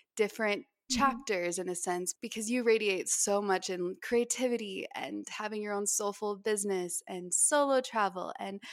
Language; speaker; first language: English; native; English